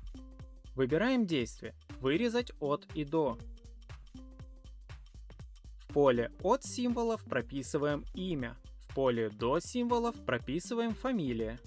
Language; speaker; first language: Russian; native; Russian